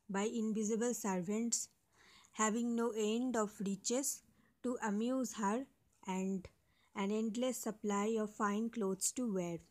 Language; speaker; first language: English; non-native, local second language; Bangla